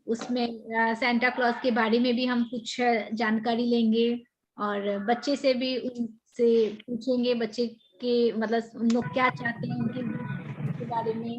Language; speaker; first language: Hindi; native; Hindi